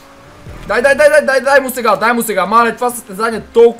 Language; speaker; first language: Bulgarian; native; Bulgarian